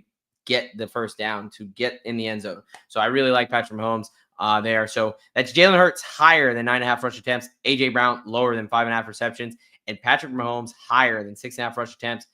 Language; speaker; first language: English; native; English